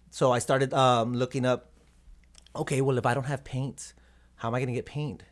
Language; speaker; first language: English; native; English